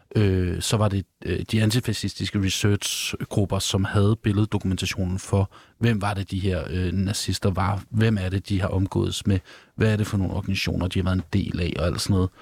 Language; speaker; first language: Danish; native; Danish